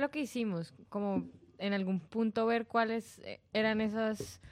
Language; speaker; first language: Spanish; native; Spanish